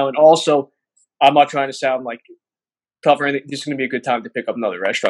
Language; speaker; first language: English; native; English